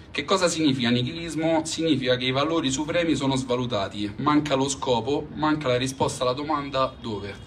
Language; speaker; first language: Italian; native; Italian